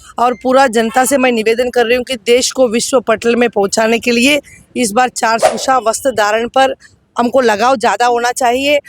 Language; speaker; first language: Hindi; non-native, local second language; Tamil